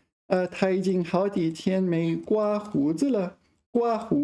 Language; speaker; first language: Chinese; non-native, fluent; English